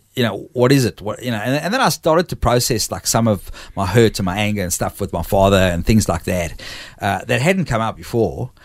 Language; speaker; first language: English; native; English